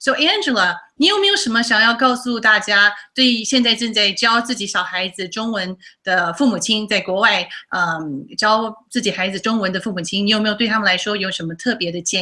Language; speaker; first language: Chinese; non-native, fluent; English